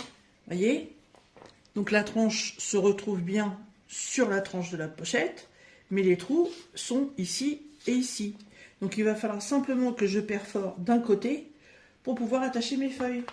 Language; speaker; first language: French; native; French